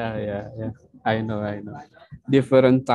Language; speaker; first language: English; non-native, learner; Indonesian